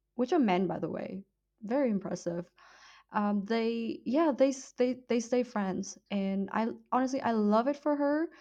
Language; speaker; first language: English; non-native, fluent; Vietnamese